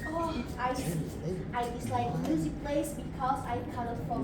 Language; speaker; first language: English; non-native, learner; Indonesian